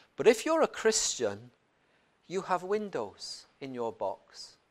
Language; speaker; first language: English; native; English